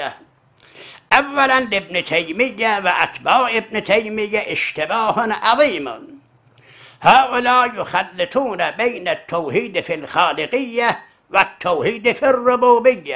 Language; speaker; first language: Arabic; non-native, fluent; Azerbaijani